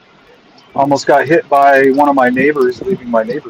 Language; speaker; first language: English; native; English